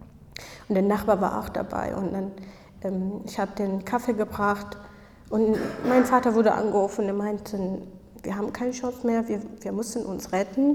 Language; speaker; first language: German; non-native, fluent; Kurdish